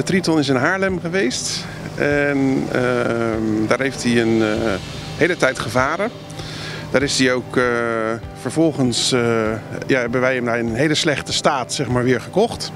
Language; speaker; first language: Dutch; native; Dutch